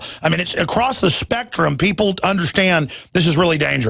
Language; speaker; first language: English; native; English